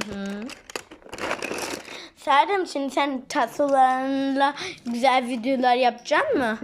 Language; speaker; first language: Turkish; non-native, learner; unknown